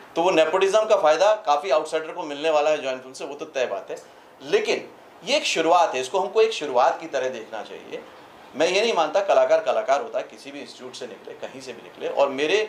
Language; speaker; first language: Hindi; native; Hindi